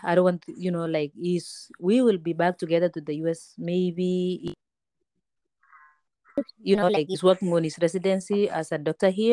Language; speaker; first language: English; non-native, local second language; Kalenjin